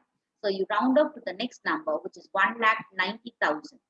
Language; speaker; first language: English; non-native, local second language; Tamil